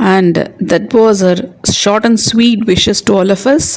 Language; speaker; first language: English; non-native, local second language; Tamil